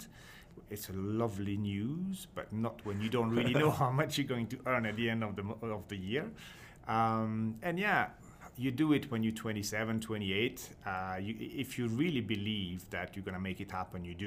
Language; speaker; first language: English; non-native, fluent; French